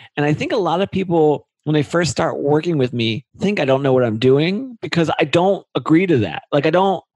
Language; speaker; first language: English; native; English